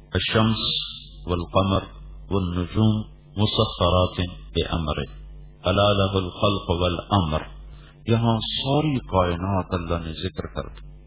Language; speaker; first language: Urdu; native; Urdu